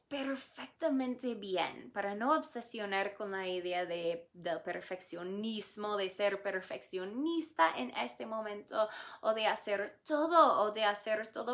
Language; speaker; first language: Spanish; non-native, fluent; English